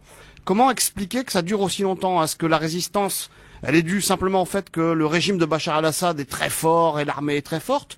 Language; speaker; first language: French; native; French